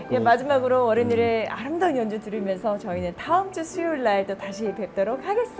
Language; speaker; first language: Korean; native; Korean